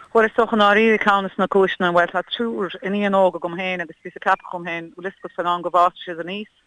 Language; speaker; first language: Irish; native; Irish